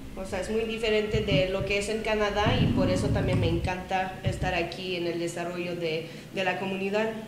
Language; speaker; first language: Spanish; non-native, fluent; French